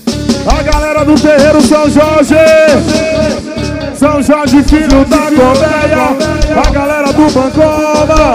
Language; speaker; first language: Portuguese; native; Portuguese